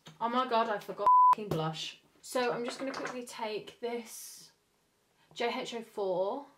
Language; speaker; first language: English; native; English